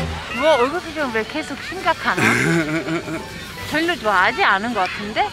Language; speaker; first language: Korean; non-native, learner; German